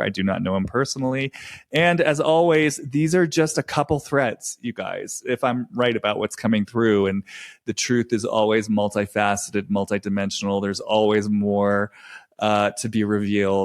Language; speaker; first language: English; native; English